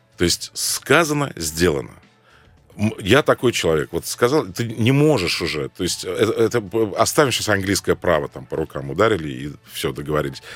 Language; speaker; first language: Russian; non-native, fluent; Arabic